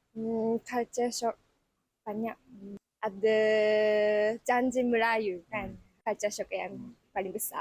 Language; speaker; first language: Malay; non-native, fluent; Japanese